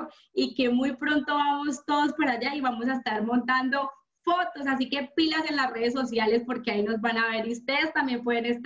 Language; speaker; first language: Spanish; native; Spanish